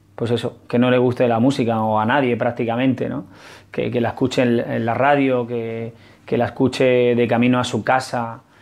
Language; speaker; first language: Spanish; native; Spanish